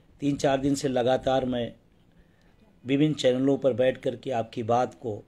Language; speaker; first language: Hindi; native; Hindi